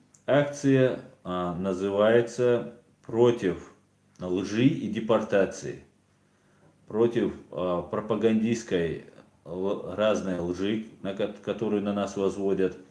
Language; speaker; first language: Russian; non-native, local second language; Chechen